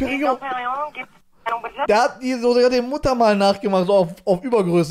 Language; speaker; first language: German; native; German